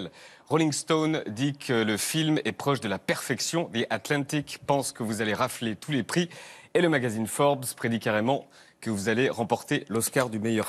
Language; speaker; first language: French; native; French